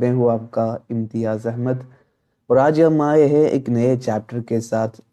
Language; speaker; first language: Hindi; non-native, local second language; Malayalam